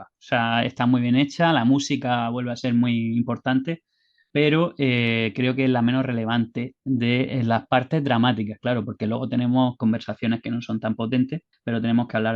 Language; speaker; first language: Spanish; native; Spanish